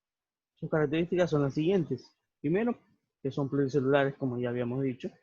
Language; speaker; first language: Spanish; native; Spanish